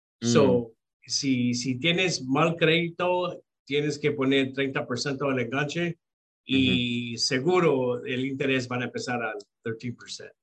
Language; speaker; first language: Spanish; early bilingual, heritage; Spanish